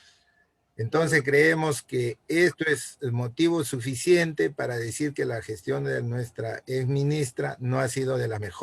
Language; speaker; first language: Spanish; native; Spanish